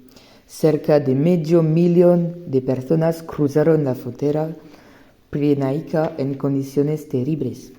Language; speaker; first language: Spanish; non-native, learner; French